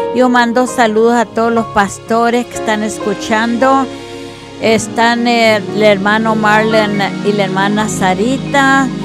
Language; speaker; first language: Spanish; early bilingual, other home language; English